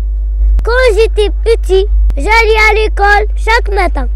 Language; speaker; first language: French; non-native, local second language; Arabic